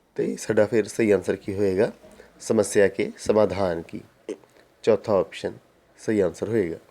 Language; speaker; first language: Hindi; non-native, local second language; Punjabi